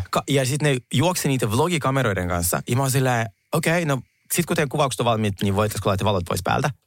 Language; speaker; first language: Finnish; non-native, fluent; Russian